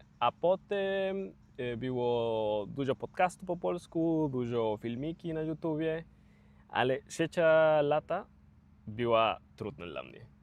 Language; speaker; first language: Polish; non-native, learner; Spanish